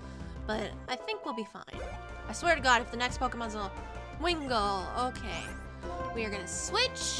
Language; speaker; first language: English; native; English